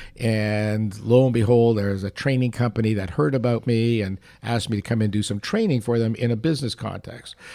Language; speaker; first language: English; early bilingual, other home language; Yiddish